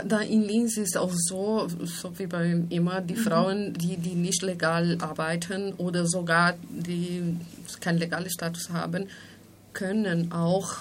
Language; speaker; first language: German; non-native, fluent; Spanish